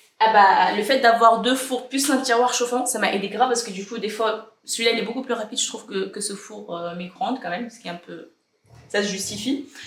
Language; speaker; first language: French; early bilingual, other home language; Arabic